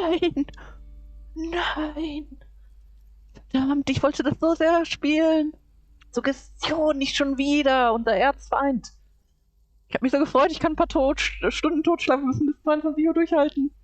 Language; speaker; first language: German; native; German